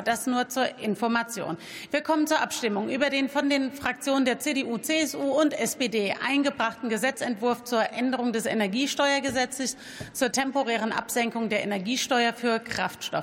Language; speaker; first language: German; native; German